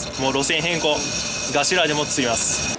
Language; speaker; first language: Japanese; native; Japanese